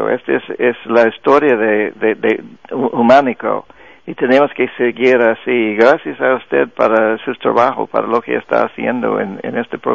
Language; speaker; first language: Spanish; non-native, fluent; English